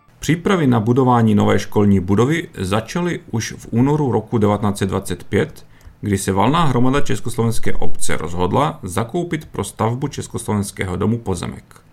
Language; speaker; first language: Czech; early bilingual, heritage; Czech